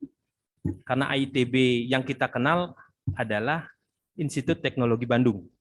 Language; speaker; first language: Indonesian; native; Indonesian